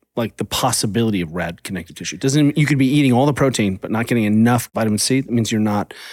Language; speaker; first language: English; early bilingual, other home language; German